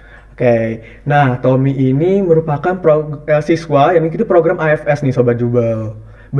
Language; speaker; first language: Indonesian; native; Indonesian